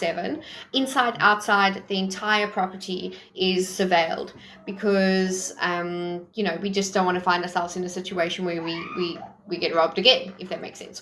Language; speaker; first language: English; native; English